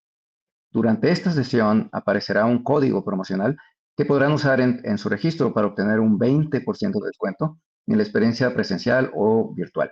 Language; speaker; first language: Spanish; native; Spanish